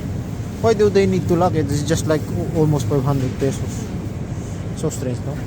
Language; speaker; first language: English; non-native, learner; Filipino